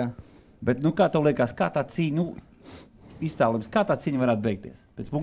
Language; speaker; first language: Latvian; native; Latvian